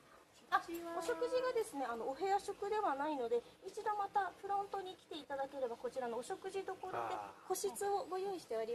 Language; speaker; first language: Japanese; native; Japanese